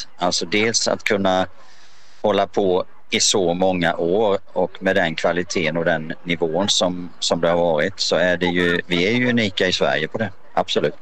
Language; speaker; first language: Swedish; native; Swedish